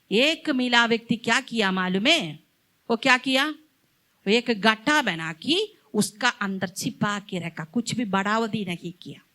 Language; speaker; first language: Hindi; non-native, local second language; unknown